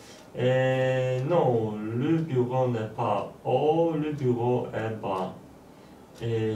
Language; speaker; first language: French; non-native, learner; Polish